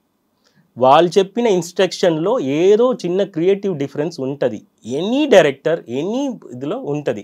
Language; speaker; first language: Telugu; non-native, fluent; Tamil